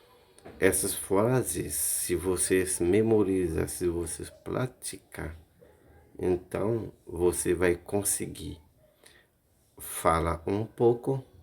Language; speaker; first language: Portuguese; non-native, learner; Haitian Creole